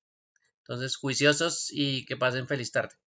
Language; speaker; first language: Spanish; native; Spanish